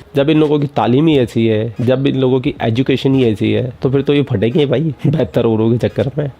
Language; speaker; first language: Hindi; native; Hindi